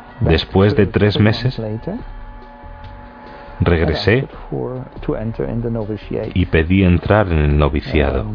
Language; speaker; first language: Spanish; non-native, fluent; German